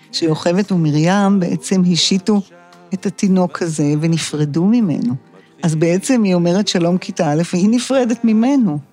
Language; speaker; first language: Hebrew; native; Hebrew